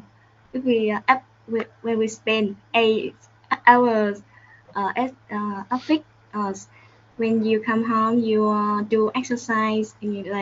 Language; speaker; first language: English; non-native, learner; Vietnamese